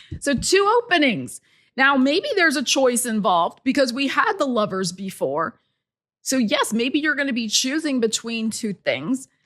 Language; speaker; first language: English; native; English